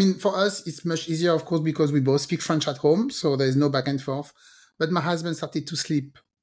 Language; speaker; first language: English; non-native, fluent; French